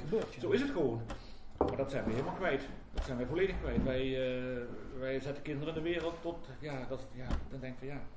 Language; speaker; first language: Dutch; native; Dutch